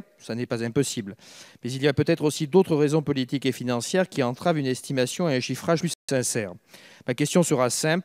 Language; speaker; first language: French; native; French